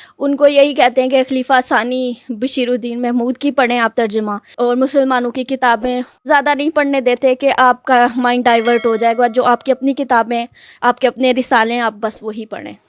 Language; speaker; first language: Urdu; native; Urdu